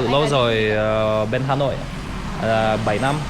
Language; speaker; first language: Vietnamese; non-native, fluent; Russian